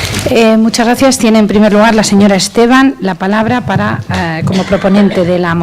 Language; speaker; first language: Spanish; native; Spanish